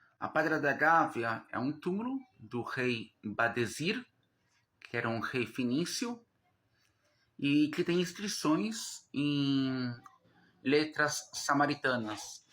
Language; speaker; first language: Portuguese; native; Portuguese